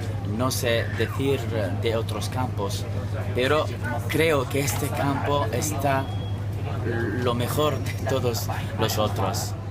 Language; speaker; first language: Spanish; non-native, fluent; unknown